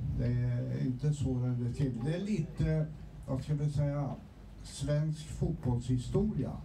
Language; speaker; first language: Swedish; native; Swedish